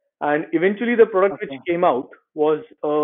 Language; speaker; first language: English; non-native, local second language; Marathi